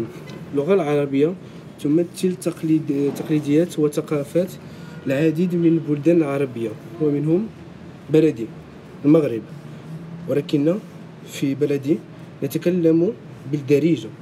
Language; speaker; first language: Arabic; early bilingual, heritage; Arabic